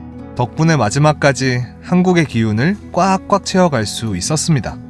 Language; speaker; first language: Korean; native; Korean